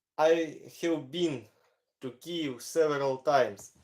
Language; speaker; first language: English; non-native, learner; Ukrainian